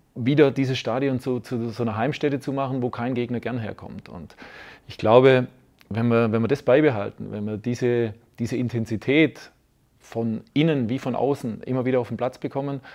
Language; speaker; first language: German; native; German